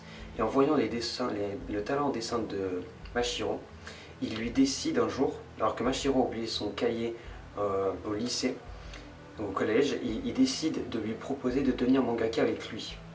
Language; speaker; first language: French; native; French